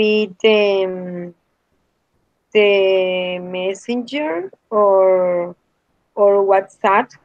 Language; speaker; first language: English; non-native, learner; Spanish